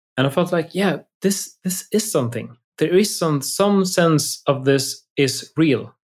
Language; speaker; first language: English; non-native, fluent; Swedish